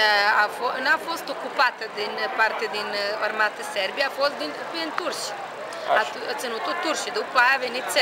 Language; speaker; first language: Romanian; early bilingual, heritage; Romanian